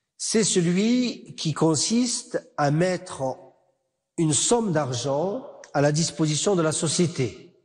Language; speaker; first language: French; non-native, local second language; Arabic